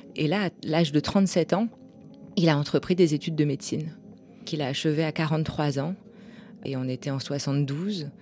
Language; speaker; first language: French; native; French